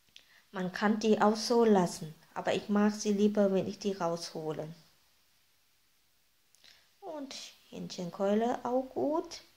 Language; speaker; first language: German; non-native, fluent; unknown